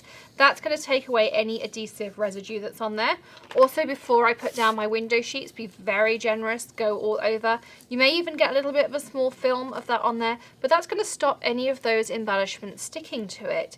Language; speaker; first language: English; native; English